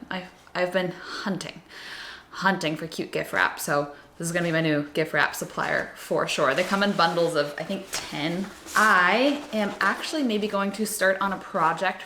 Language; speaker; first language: English; native; English